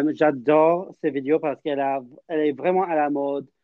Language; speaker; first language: French; non-native, learner; English